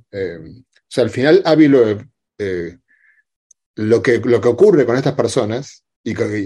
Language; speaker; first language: Spanish; native; Spanish